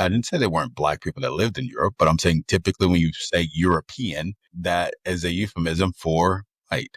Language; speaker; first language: English; native; English